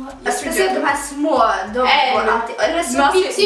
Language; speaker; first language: Swedish; early bilingual, other home language; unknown